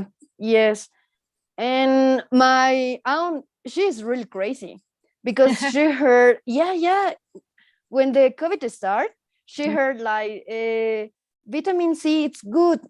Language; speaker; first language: English; non-native, learner; Spanish